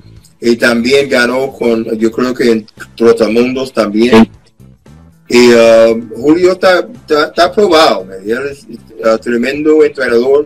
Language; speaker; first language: Spanish; non-native, fluent; English